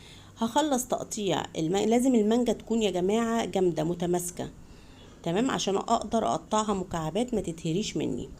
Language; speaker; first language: Arabic; native; Arabic